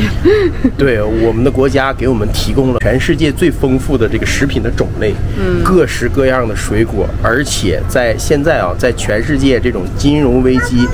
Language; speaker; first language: Chinese; native; Chinese